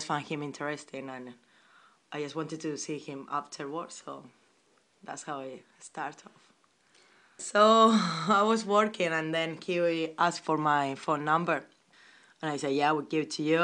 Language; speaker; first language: English; non-native, learner; Spanish